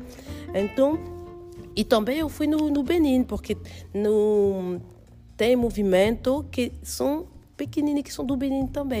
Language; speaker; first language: Portuguese; non-native, fluent; French